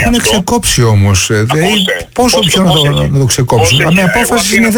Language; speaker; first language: Greek; native; Greek